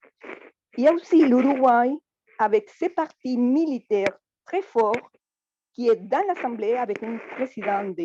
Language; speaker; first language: French; non-native, fluent; Spanish